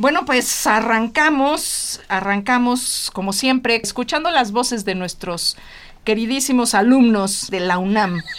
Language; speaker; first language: Spanish; native; Spanish